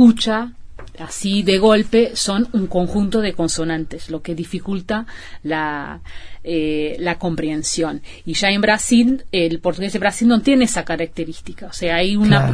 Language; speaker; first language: Spanish; non-native, fluent; Portuguese